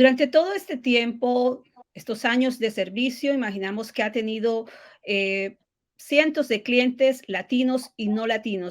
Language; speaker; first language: Spanish; native; Spanish